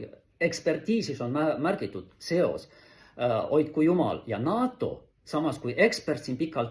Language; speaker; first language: Estonian; native; Estonian